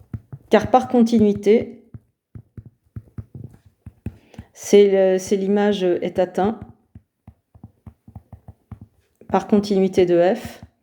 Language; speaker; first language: French; native; French